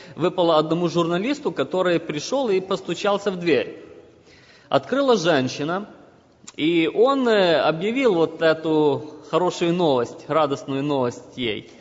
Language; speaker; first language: Russian; non-native, local second language; Ukrainian